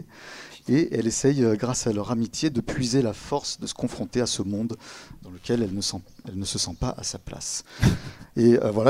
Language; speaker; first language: French; native; French